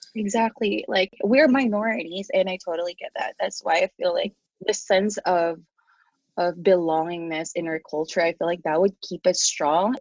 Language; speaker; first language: English; non-native, local second language; Filipino